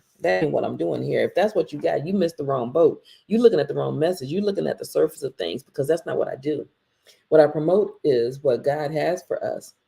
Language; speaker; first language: English; native; English